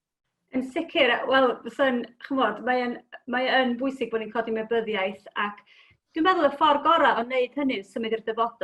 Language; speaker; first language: Welsh; native; Welsh